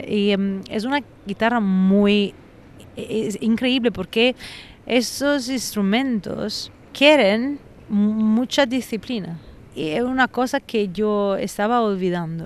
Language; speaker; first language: Spanish; non-native, fluent; Italian